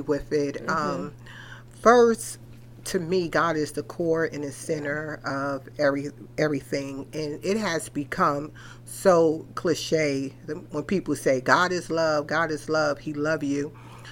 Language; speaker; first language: English; native; English